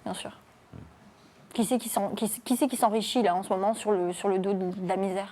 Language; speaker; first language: French; native; French